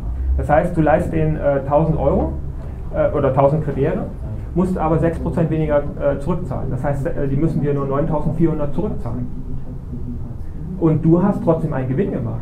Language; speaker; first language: German; native; German